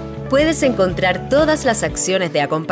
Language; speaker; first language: Spanish; native; Spanish